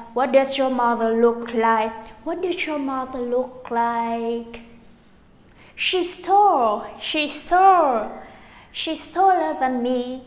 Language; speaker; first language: English; non-native, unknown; Vietnamese